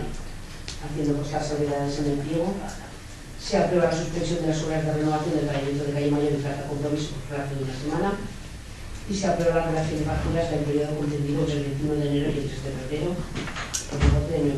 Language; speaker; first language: Spanish; native; Spanish